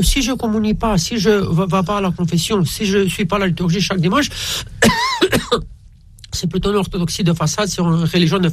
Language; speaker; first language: French; non-native, fluent; Romanian